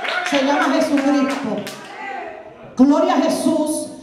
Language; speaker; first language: Spanish; native; Spanish